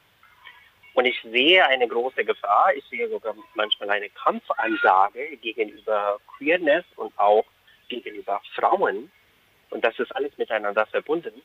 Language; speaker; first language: German; non-native, fluent; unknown